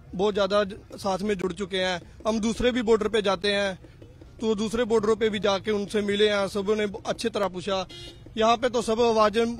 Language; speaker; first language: Hindi; non-native, local second language; Punjabi